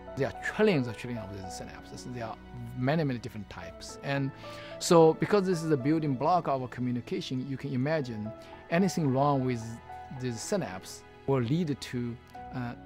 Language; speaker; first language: English; non-native, fluent; Chinese